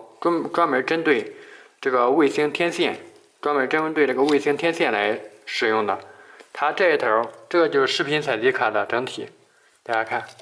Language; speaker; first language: Chinese; native; Chinese